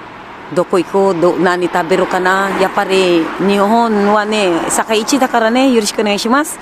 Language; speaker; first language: Japanese; non-native, learner; Filipino